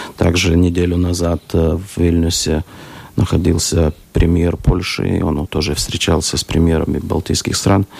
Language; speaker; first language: Russian; non-native, local second language; Lithuanian